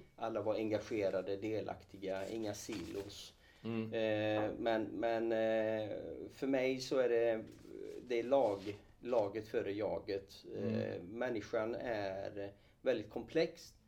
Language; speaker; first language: Swedish; early bilingual, other home language; Kurdish